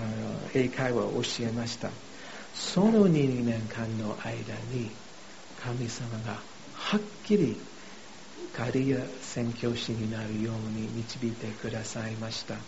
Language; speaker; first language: Japanese; non-native, fluent; English